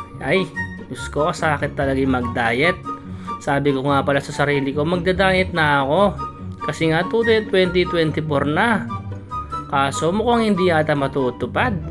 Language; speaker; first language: Filipino; non-native, local second language; Pampanga